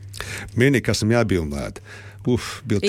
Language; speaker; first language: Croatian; early bilingual, heritage; Serbian